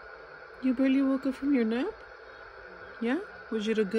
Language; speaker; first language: English; early bilingual, other home language; Spanish